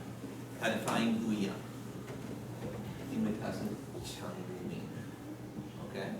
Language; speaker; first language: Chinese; non-native, fluent; English